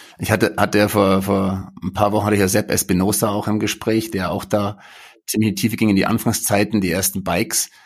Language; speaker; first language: German; native; German